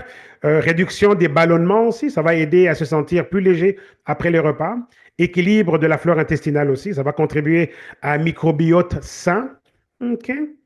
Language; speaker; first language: French; native; French